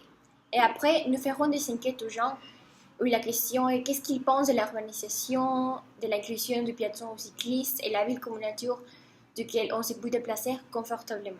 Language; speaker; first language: French; non-native, learner; Spanish